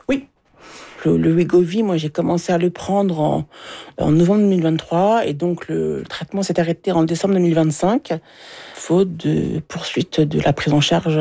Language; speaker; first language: French; native; French